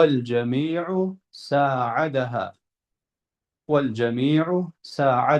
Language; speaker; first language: Arabic; non-native, fluent; Albanian